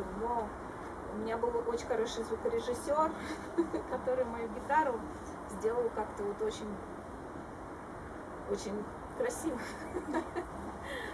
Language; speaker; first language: Russian; native; Russian